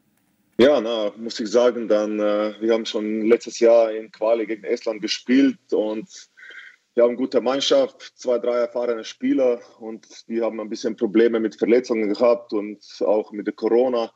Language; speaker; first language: German; non-native, fluent; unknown